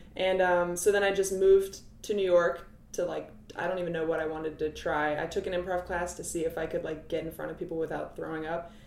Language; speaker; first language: English; native; English